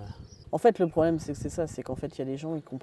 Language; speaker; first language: French; native; French